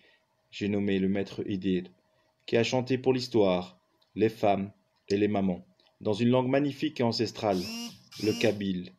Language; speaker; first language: French; non-native, local second language; Kabyle